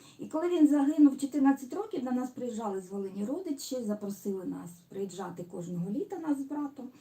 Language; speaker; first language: Ukrainian; non-native, local second language; Russian